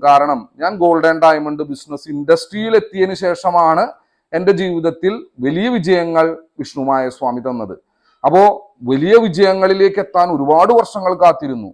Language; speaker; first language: Malayalam; native; Malayalam